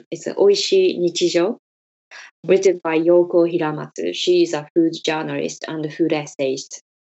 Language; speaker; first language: English; non-native, learner; Japanese